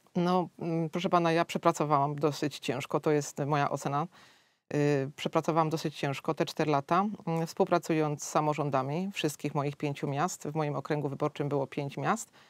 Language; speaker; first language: Polish; native; Polish